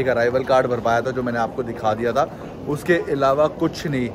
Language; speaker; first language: Hindi; native; Hindi